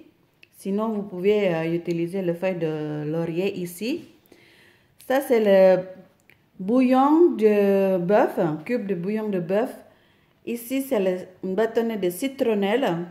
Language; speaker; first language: French; non-native, fluent; Indonesian